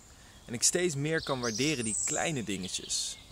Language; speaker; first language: Dutch; native; Dutch